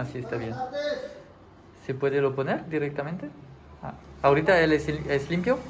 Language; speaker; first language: Spanish; non-native, learner; French